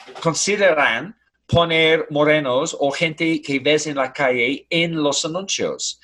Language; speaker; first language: Spanish; non-native, fluent; English